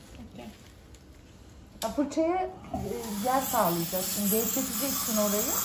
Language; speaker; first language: Turkish; native; Turkish